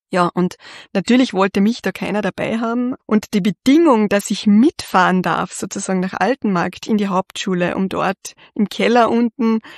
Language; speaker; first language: German; native; German